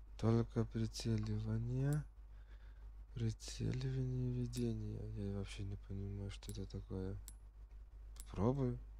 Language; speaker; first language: Russian; non-native, fluent; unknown